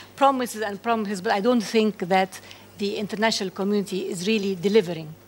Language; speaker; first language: English; non-native, fluent; Arabic